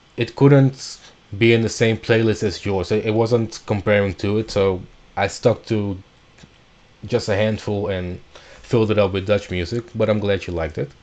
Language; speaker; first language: English; non-native, fluent; Dutch